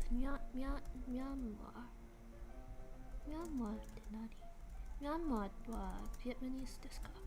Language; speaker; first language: Japanese; non-native, learner; English